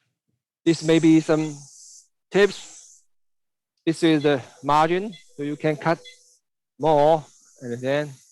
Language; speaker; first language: English; non-native, learner; Chinese